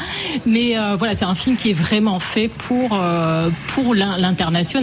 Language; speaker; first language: French; native; French